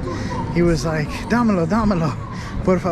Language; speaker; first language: Spanish; non-native, learner; English